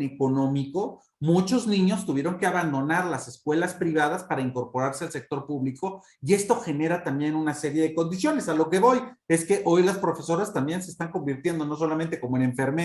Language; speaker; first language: Spanish; native; Spanish